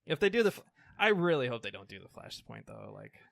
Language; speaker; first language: English; native; English